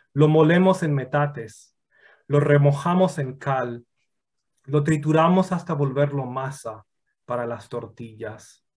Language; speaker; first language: Spanish; early bilingual, other home language; English